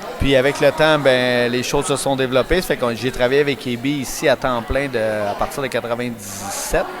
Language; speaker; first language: French; native; French